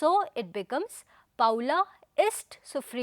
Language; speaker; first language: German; non-native, fluent; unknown